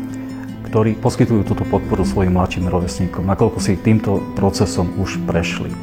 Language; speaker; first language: Slovak; native; Slovak